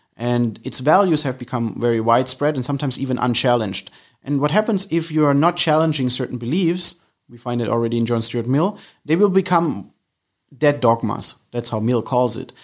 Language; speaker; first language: English; non-native, fluent; German